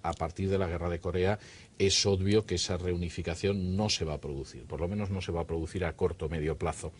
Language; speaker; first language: Spanish; native; Spanish